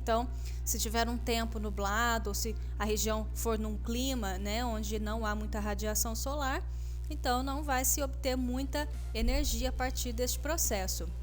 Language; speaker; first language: Portuguese; native; Portuguese